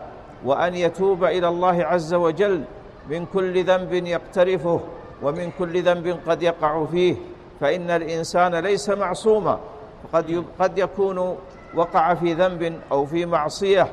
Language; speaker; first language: Arabic; native; Arabic